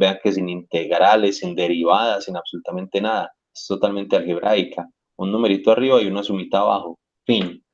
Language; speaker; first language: Spanish; native; Spanish